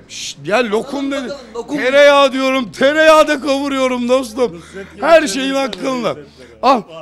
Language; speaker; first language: Turkish; native; Turkish